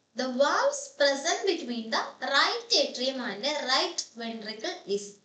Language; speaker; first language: English; non-native, local second language; Malayalam